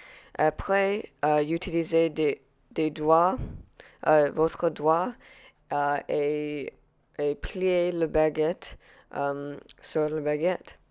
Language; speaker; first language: French; non-native, learner; English